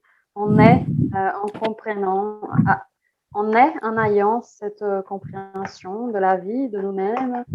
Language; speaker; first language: French; non-native, fluent; Portuguese